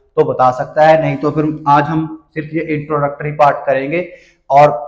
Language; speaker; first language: Hindi; native; Hindi